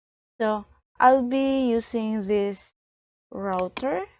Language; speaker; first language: English; non-native, learner; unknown